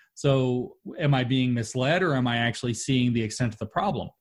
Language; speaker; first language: English; native; English